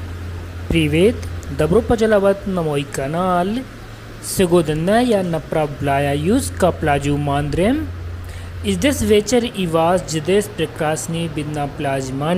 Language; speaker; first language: Russian; non-native, learner; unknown